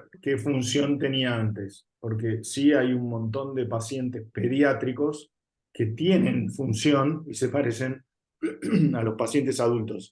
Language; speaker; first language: Spanish; native; Spanish